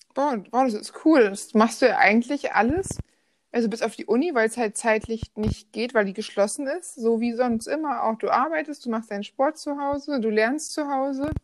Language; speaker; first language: German; native; German